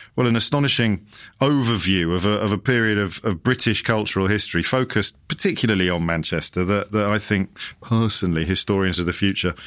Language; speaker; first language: English; native; English